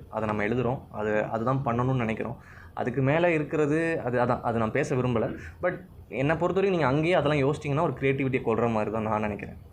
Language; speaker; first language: Tamil; native; Tamil